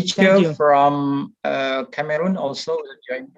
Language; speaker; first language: English; non-native, fluent; Indonesian